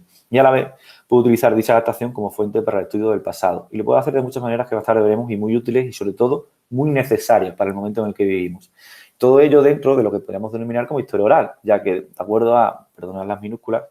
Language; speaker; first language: Spanish; native; Spanish